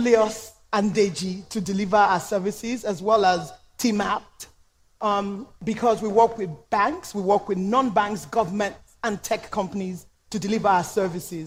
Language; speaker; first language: English; non-native, local second language; Yoruba